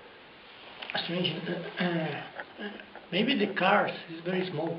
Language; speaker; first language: English; non-native, learner; Spanish